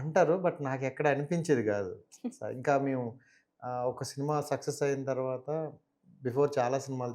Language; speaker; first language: Telugu; native; Telugu